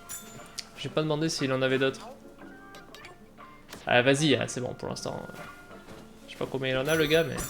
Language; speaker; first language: French; native; French